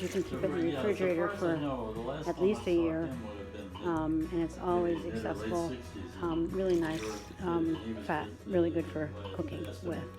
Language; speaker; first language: English; native; English